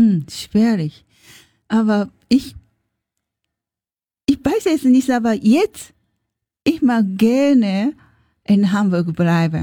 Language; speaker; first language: German; non-native, learner; Japanese